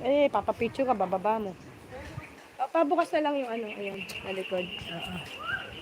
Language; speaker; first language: Filipino; native; Filipino